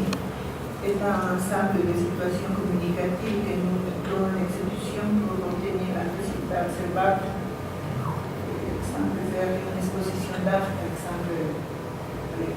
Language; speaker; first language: French; non-native, fluent; Spanish